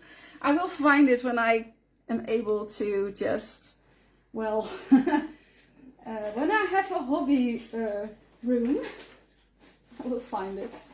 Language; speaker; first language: English; non-native, fluent; Dutch